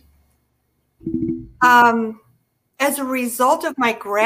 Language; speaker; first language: English; native; English